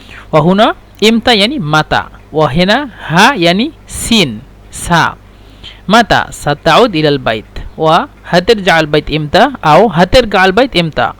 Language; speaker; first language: Arabic; non-native, fluent; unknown